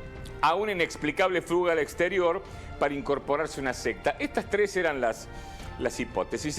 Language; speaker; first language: Spanish; native; Spanish